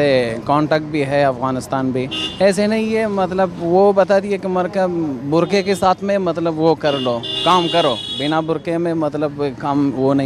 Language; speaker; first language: Hindi; non-native, learner; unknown